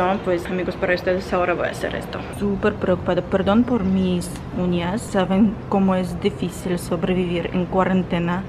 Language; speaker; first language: Spanish; non-native, fluent; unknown